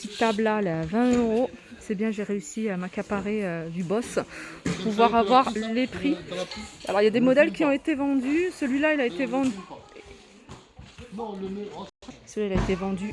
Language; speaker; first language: French; native; French